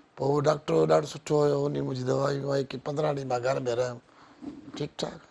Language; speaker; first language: Sindhi; non-native, local second language; Brahui